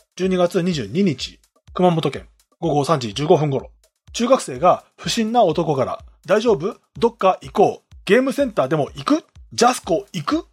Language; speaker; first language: Japanese; native; Japanese